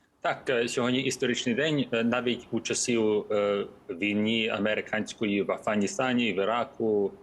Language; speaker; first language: Ukrainian; early bilingual, heritage; English